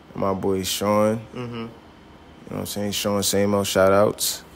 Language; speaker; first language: English; native; English